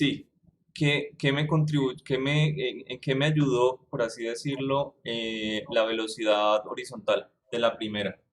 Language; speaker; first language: Spanish; native; Spanish